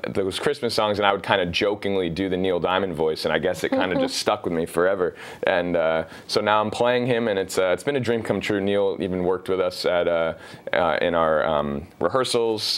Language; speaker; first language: English; native; English